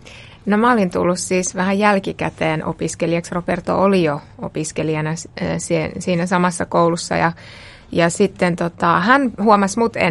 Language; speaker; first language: Finnish; native; Finnish